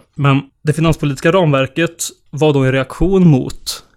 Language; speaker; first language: Swedish; native; Swedish